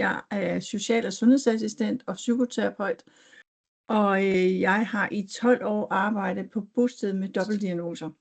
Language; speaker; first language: Danish; native; Danish